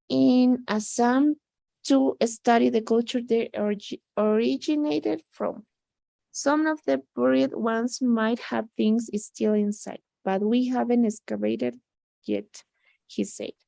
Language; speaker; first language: English; non-native, learner; Spanish